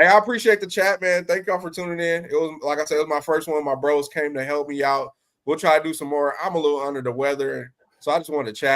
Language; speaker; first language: English; native; English